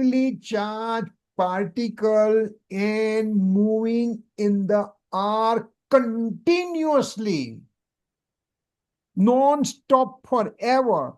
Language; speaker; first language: English; non-native, local second language; Gujarati